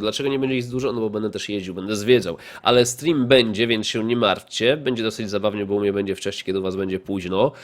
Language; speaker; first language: Polish; native; Polish